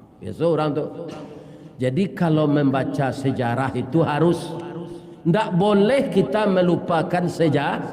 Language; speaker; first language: Malay; non-native, local second language; Minangkabau